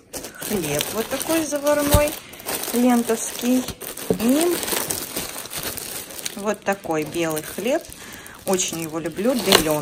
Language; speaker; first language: Russian; native; Russian